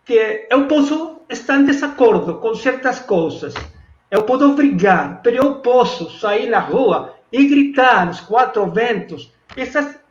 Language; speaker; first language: Portuguese; non-native, fluent; Spanish